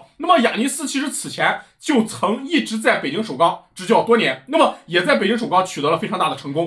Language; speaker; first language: Chinese; native; Chinese